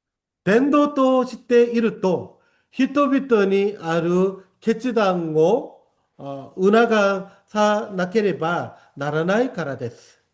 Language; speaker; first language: Japanese; non-native, fluent; Korean